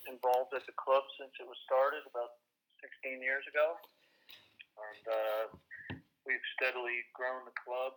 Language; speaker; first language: English; native; English